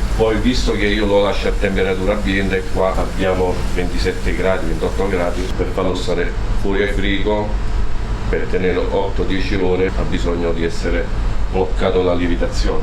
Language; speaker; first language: Italian; native; Italian